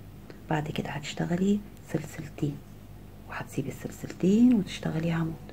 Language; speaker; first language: Arabic; native; Arabic